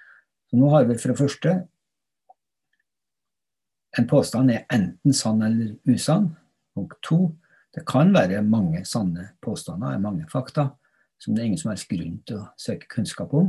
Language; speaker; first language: Norwegian; native; Norwegian